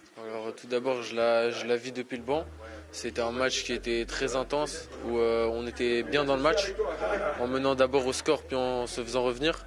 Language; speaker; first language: French; native; French